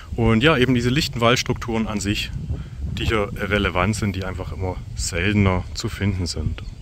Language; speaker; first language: German; native; German